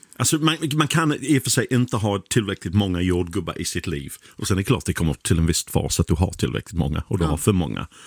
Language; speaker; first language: Swedish; non-native, fluent; English